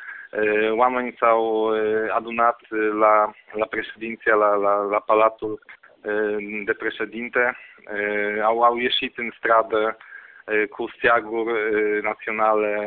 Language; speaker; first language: Romanian; non-native, fluent; Polish